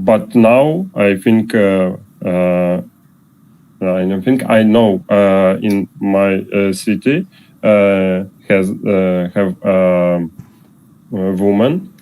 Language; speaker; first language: English; non-native, learner; Russian